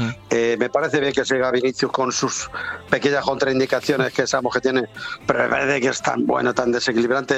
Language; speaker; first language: Spanish; native; Spanish